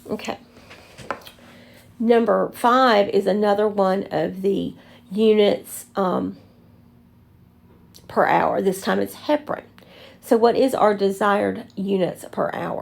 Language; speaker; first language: English; native; English